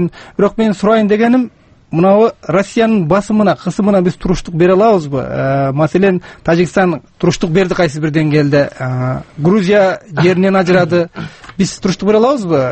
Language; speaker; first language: Kyrgyz; native; Kyrgyz